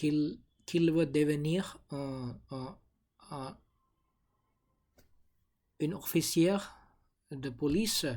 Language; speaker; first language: French; non-native, learner; English